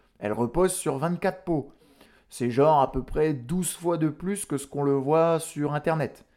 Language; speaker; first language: French; native; French